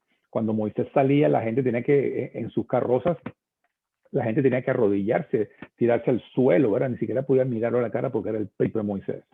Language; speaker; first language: Spanish; native; Spanish